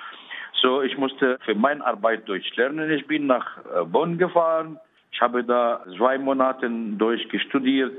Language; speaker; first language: German; non-native, learner; Arabic